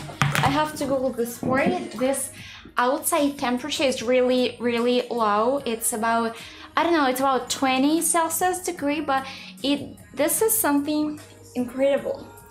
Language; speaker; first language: English; non-native, learner; Russian